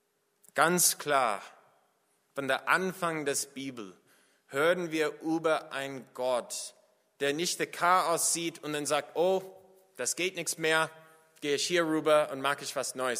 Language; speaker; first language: German; non-native, fluent; English